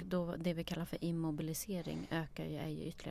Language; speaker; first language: Swedish; native; Swedish